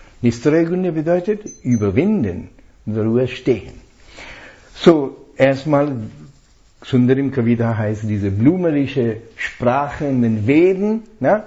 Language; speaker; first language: German; non-native, fluent; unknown